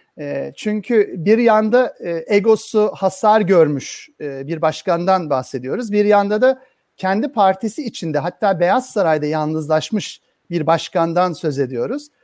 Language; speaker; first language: Turkish; native; Turkish